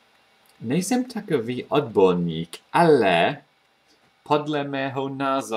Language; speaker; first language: Czech; non-native, fluent; English